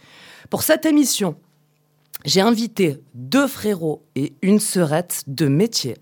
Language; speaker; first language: French; native; French